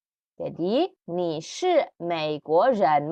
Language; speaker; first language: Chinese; non-native, fluent; Indonesian